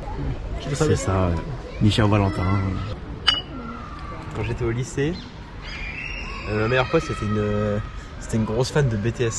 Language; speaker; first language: French; native; French